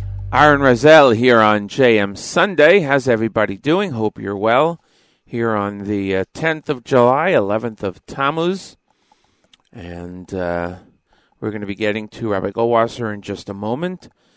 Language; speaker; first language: English; native; English